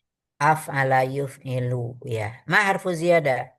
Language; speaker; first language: Arabic; non-native, fluent; Indonesian